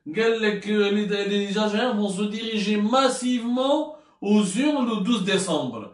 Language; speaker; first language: French; non-native, local second language; Arabic